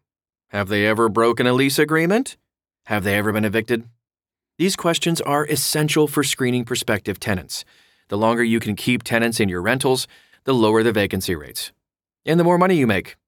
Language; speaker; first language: English; native; English